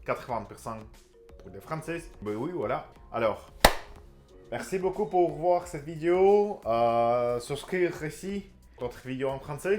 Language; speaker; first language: French; non-native, learner; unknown